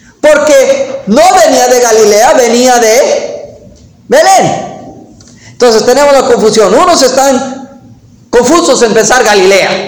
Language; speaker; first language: Spanish; non-native, fluent; English